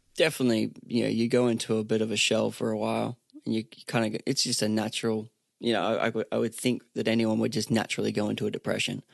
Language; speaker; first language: English; native; English